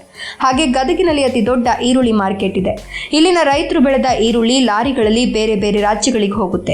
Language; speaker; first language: Kannada; native; Kannada